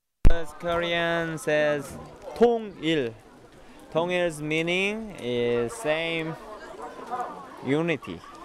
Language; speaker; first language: English; non-native, learner; Korean